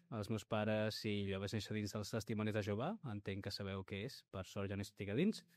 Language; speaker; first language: Catalan; early bilingual, other home language; Spanish